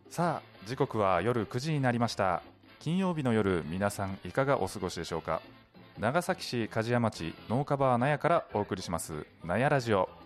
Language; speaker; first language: Japanese; native; Japanese